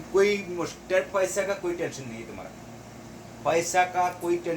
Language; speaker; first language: Hindi; non-native, learner; Bangla